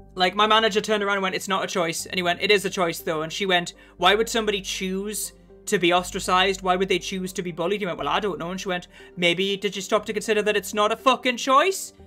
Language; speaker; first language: English; native; English